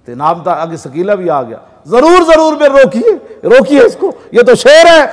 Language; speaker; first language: Urdu; non-native, local second language; Punjabi